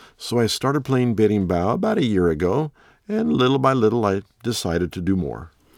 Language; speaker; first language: English; native; English